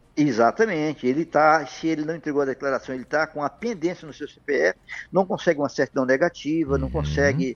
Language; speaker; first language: Portuguese; native; Portuguese